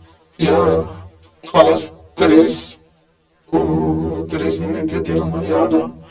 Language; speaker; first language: Spanish; non-native, learner; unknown